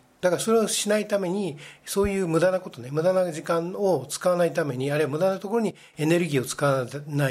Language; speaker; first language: Japanese; native; Japanese